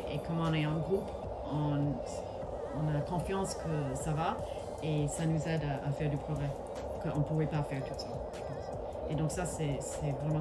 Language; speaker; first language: French; non-native, fluent; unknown